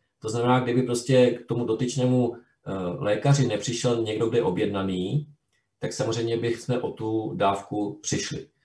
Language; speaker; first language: Czech; native; Czech